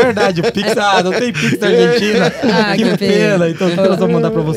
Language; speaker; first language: Portuguese; native; Portuguese